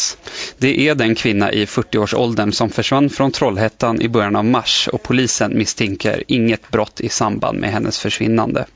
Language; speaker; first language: Swedish; native; Swedish